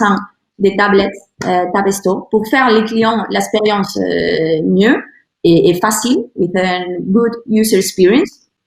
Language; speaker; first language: French; non-native, learner; Spanish